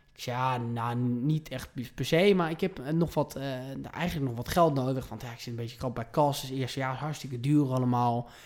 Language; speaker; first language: Dutch; early bilingual, heritage; Dutch